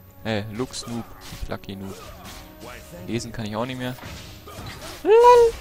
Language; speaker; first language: German; native; German